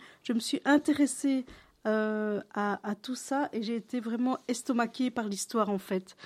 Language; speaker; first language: French; native; French